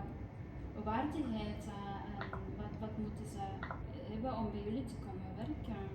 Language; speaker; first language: Dutch; non-native, learner; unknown